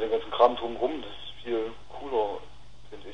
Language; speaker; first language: German; native; German